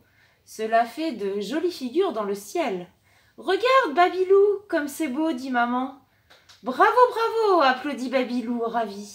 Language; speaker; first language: French; native; French